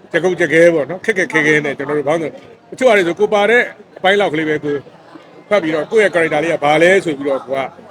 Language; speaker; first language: Burmese; native; Burmese